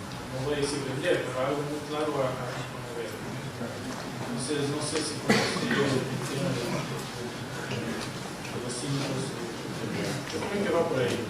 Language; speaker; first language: Spanish; non-native, fluent; Portuguese